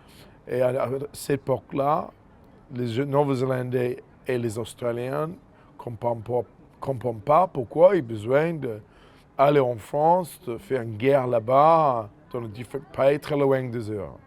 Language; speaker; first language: French; non-native, fluent; English